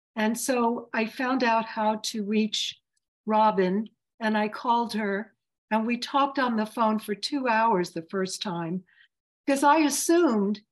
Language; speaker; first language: English; early bilingual, other home language; Yiddish